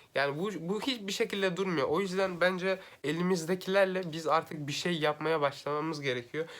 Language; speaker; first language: Turkish; native; Turkish